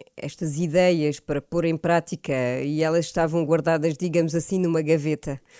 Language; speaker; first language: Portuguese; early bilingual, heritage; Portuguese